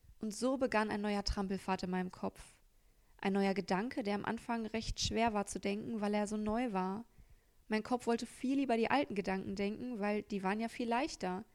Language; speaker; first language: German; native; German